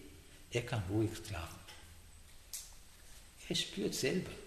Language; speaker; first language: German; non-native, fluent; Sinhala